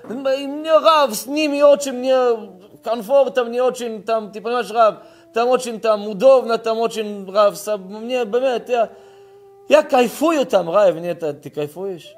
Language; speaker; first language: Russian; early bilingual, heritage; Russian